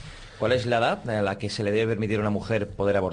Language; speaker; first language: Spanish; native; Spanish